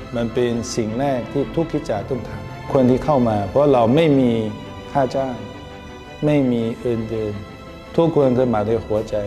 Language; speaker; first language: Thai; non-native, fluent; Chinese